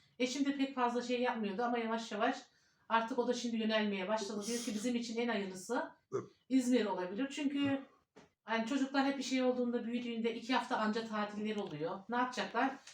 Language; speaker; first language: Turkish; native; Turkish